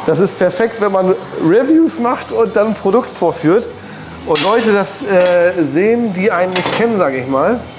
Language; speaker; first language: German; native; German